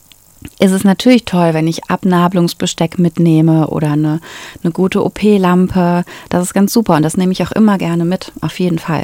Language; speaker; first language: German; native; German